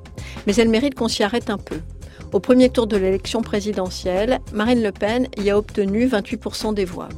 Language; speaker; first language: French; native; French